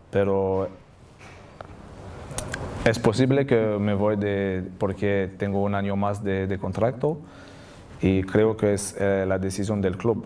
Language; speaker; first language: Spanish; non-native, learner; French